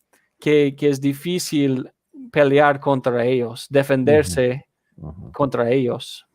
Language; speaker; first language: Spanish; non-native, fluent; English